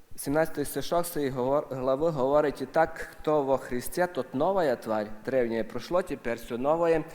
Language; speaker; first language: Ukrainian; native; Ukrainian